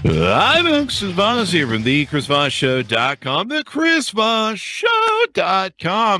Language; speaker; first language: English; native; English